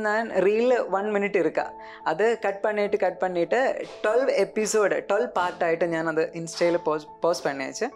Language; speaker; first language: Tamil; non-native, learner; Malayalam